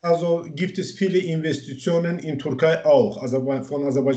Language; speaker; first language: German; non-native, learner; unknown